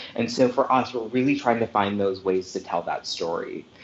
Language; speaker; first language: English; native; English